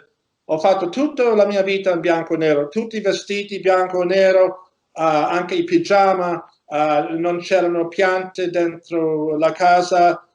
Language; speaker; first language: Italian; non-native, learner; English